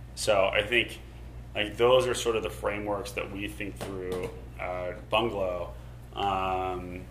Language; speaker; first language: English; native; English